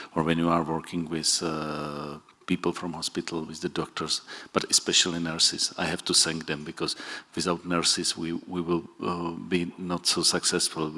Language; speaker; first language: English; non-native, fluent; Czech